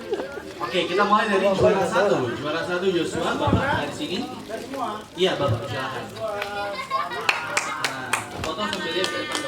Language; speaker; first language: Malay; native; Malay